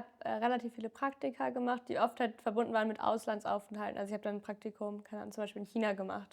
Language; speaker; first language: German; native; German